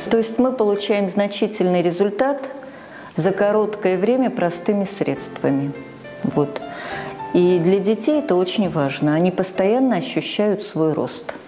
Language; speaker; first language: Russian; native; Russian